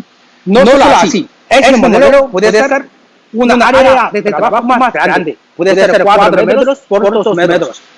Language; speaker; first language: Spanish; non-native, learner; Chinese